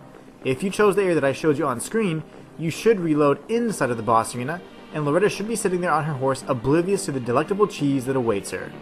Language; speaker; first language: English; native; English